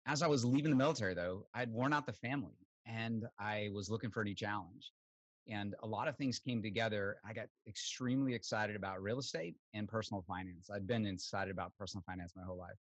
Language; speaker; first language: English; native; English